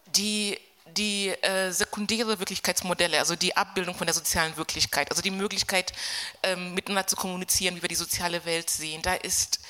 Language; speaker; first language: German; non-native, fluent; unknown